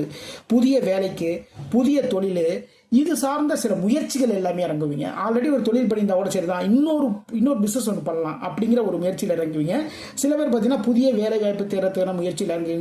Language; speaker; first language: Tamil; native; Tamil